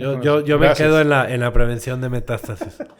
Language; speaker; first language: Spanish; native; Spanish